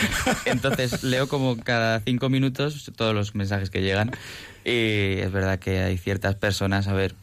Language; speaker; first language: Spanish; native; Spanish